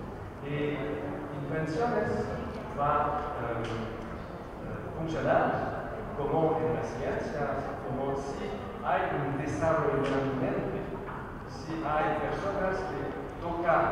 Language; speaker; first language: Spanish; non-native, learner; French